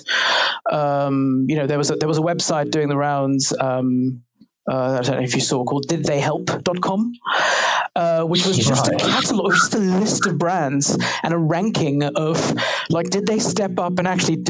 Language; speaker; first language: English; native; English